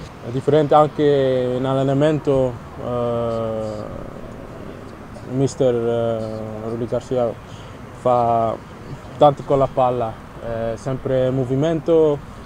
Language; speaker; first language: Italian; non-native, learner; Dutch